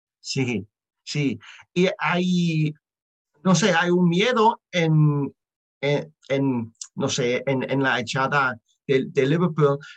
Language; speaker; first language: Spanish; non-native, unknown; English